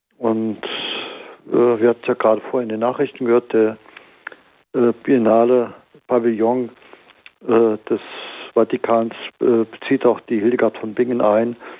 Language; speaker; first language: German; native; German